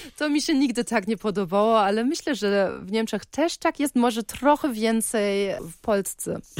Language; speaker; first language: Polish; early bilingual, heritage; Polish